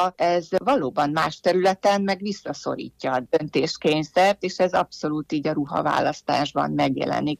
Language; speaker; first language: Hungarian; native; Hungarian